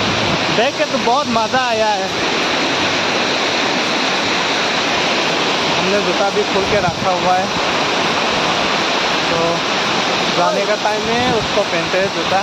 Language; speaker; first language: Hindi; non-native, local second language; Kok Borok